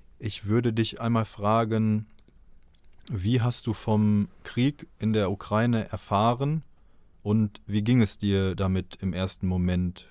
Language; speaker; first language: German; native; German